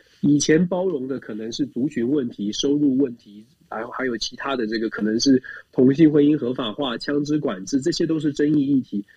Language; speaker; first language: Chinese; native; Chinese